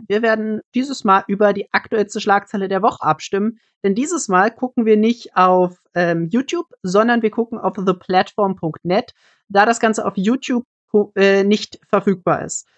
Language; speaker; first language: German; native; German